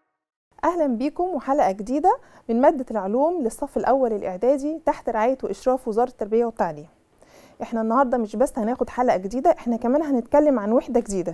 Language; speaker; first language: Arabic; native; Arabic